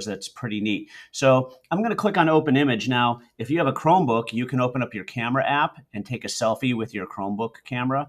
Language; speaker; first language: English; native; English